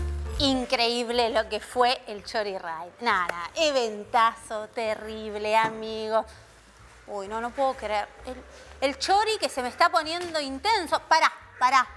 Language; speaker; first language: Spanish; native; Spanish